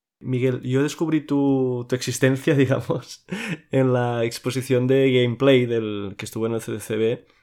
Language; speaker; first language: Spanish; non-native, local second language; Catalan